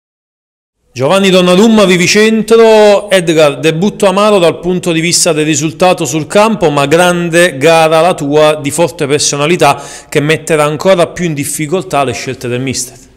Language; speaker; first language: Italian; native; Italian